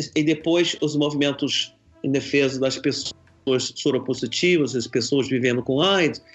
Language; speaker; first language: Portuguese; non-native, fluent; English